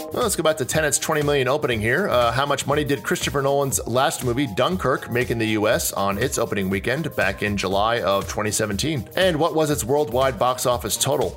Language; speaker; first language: English; native; English